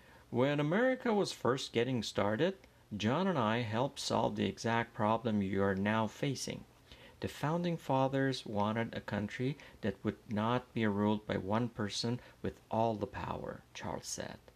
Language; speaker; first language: English; non-native, fluent; Persian